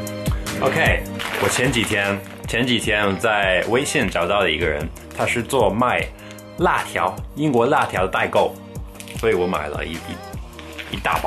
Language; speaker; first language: Chinese; non-native, fluent; English